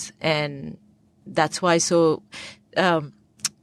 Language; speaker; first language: English; non-native, local second language; Bangla